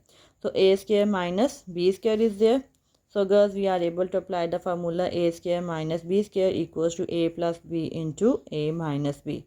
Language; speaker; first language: English; non-native, local second language; Urdu